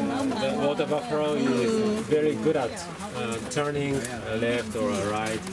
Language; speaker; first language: English; non-native, learner; Japanese